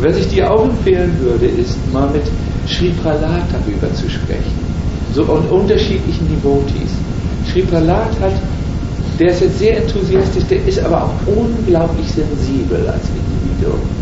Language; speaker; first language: German; native; German